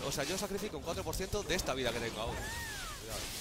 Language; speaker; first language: Spanish; native; Spanish